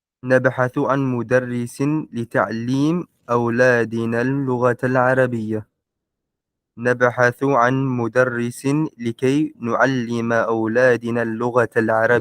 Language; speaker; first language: Arabic; non-native, learner; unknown